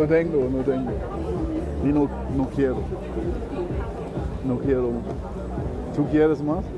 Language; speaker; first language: Spanish; non-native, learner; German